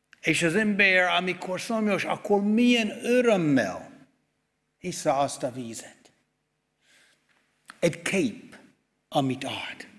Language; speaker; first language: Hungarian; non-native, fluent; English